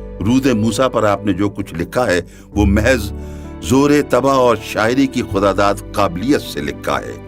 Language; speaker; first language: Urdu; native; Urdu